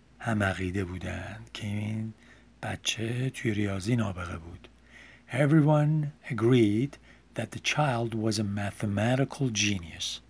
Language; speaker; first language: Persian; native; Persian